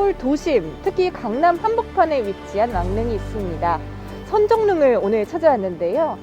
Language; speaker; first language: Korean; native; Korean